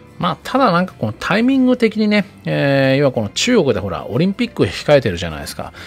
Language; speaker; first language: Japanese; native; Japanese